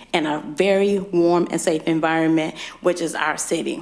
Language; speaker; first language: English; native; English